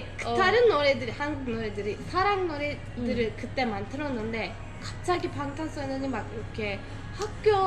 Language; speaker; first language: Korean; non-native, fluent; Turkish